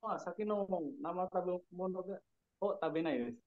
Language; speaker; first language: Japanese; non-native, learner; Indonesian